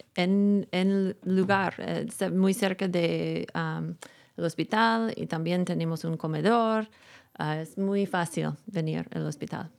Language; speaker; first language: Spanish; non-native, learner; English